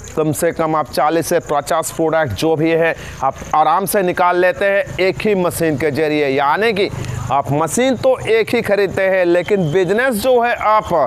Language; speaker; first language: Hindi; non-native, local second language; Bangla